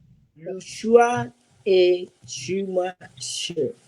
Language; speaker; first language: French; non-native, learner; Spanish